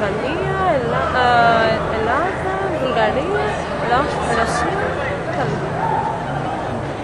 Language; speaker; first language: Greek; non-native, fluent; Albanian